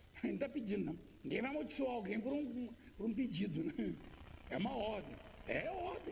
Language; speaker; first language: Portuguese; native; Portuguese